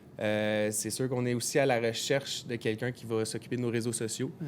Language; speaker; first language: French; native; French